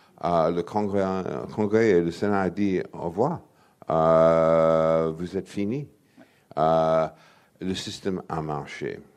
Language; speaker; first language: French; non-native, fluent; English